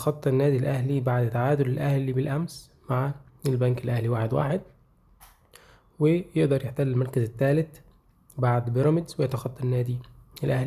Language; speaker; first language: Arabic; native; Arabic